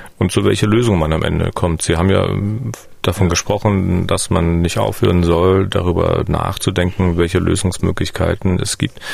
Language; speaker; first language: German; native; German